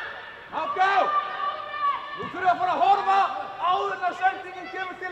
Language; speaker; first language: Icelandic; non-native, learner; Swedish